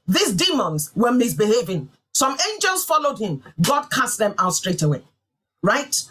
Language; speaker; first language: English; non-native, local second language; Yoruba